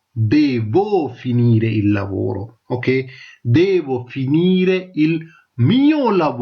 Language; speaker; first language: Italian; non-native, fluent; Tamil